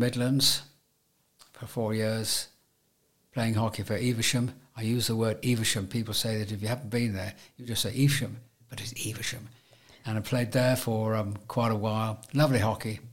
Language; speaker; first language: English; native; English